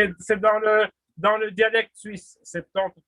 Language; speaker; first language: French; non-native, fluent; Russian